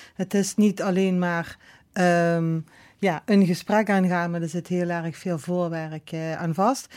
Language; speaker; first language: Dutch; native; Dutch